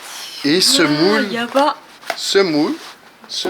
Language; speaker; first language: French; native; French